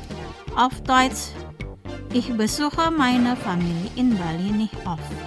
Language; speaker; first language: German; non-native, fluent; Indonesian